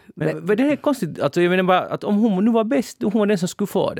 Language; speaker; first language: Swedish; native; Swedish